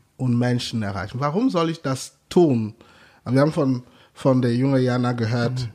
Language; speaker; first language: German; non-native, fluent; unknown